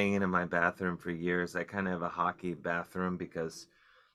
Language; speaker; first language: English; native; English